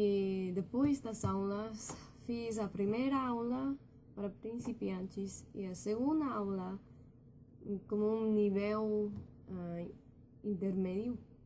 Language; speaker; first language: Portuguese; non-native, learner; English